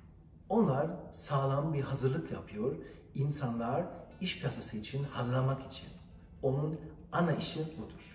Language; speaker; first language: Turkish; non-native, learner; German